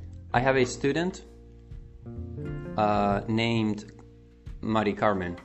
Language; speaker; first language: English; non-native, fluent; Spanish